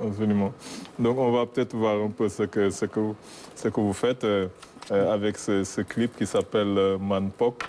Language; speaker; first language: French; non-native, local second language; Wolof